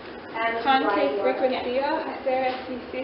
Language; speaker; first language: Spanish; non-native, learner; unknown